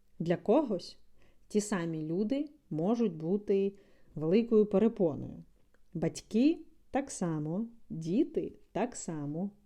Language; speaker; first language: Ukrainian; non-native, local second language; Russian